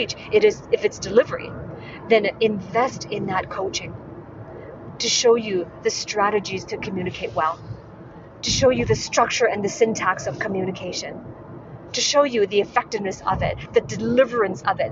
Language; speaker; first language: English; non-native, local second language; Cantonese